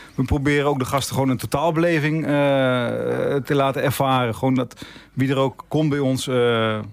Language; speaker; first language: Dutch; native; Dutch